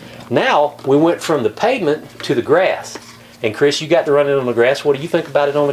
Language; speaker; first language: English; native; English